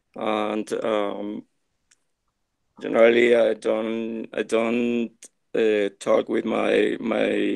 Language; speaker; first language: English; non-native, learner; Spanish